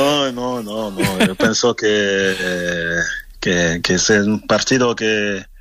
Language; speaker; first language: Spanish; non-native, fluent; French